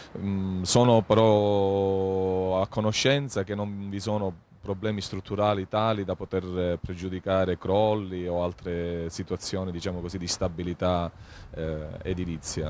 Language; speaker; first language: Italian; native; Italian